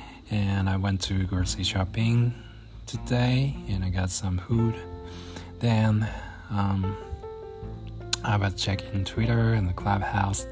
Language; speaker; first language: English; non-native, fluent; Japanese